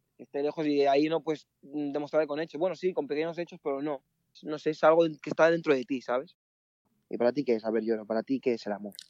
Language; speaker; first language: Spanish; early bilingual, other home language; Mandingo